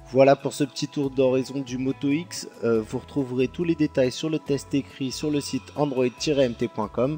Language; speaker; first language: French; native; French